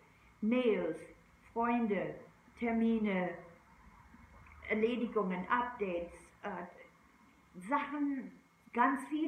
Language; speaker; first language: German; non-native, fluent; English